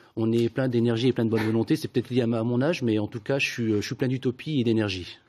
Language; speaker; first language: French; native; French